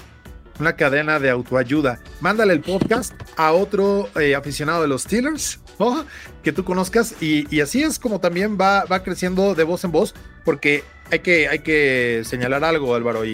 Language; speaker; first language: Spanish; native; Spanish